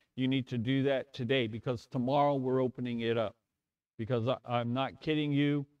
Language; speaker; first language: English; native; English